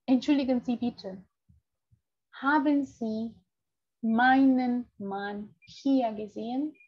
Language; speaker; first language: German; non-native, fluent; Spanish